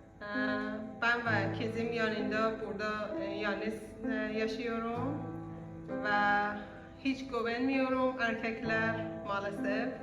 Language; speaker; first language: Turkish; non-native, learner; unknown